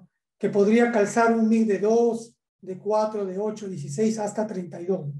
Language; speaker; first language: Spanish; native; Spanish